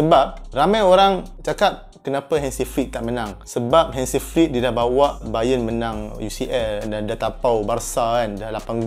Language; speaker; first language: Malay; native; Malay